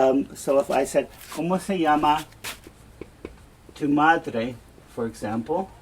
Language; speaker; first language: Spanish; non-native, fluent; English